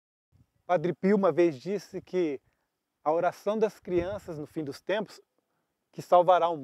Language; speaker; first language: Portuguese; native; Portuguese